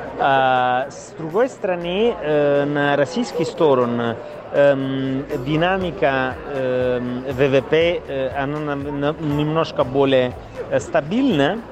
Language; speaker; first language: Russian; non-native, fluent; Italian